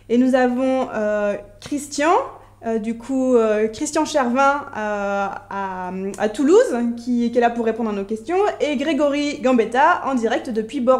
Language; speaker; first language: French; native; French